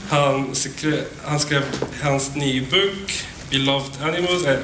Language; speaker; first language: Swedish; non-native, fluent; Arabic